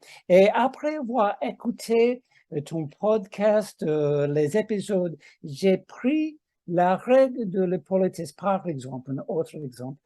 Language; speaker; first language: French; non-native, fluent; English